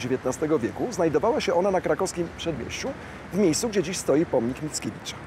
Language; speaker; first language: Polish; native; Polish